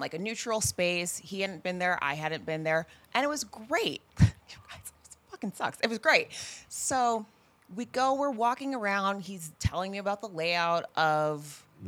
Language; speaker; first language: English; native; English